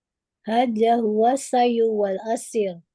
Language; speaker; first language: Arabic; non-native, learner; Indonesian